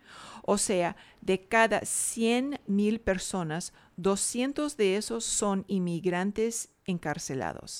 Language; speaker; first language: Spanish; non-native, fluent; English